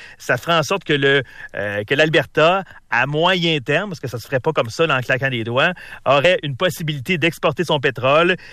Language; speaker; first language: French; native; French